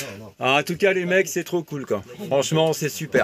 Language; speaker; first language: French; native; French